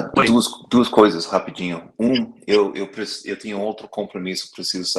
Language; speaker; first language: Portuguese; non-native, fluent; English